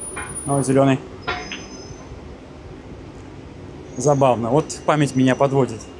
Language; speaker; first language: Russian; native; Russian